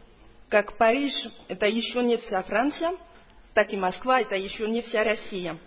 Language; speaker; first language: Russian; non-native, fluent; French